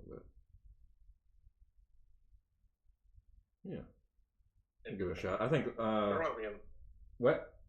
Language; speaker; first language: English; native; English